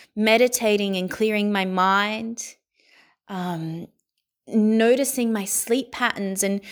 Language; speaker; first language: English; native; English